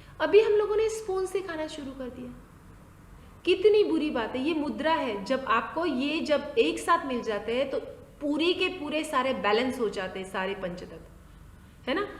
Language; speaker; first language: Hindi; non-native, local second language; Marathi